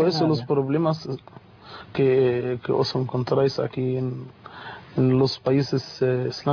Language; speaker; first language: Portuguese; non-native, learner; Arabic